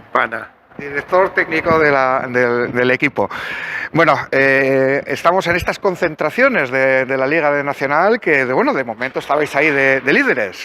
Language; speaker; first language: Spanish; native; Spanish